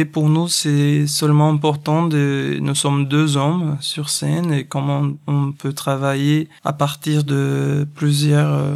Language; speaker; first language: French; non-native, fluent; Portuguese